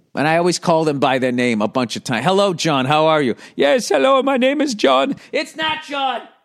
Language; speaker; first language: English; native; English